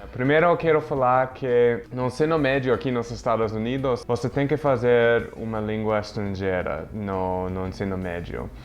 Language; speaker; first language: Portuguese; non-native, fluent; English